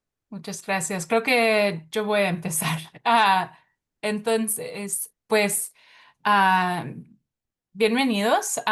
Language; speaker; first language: Spanish; early bilingual, heritage; Spanish